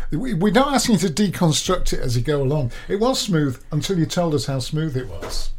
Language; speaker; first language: English; native; English